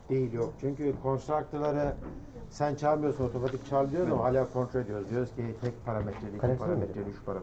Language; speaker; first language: Turkish; native; Turkish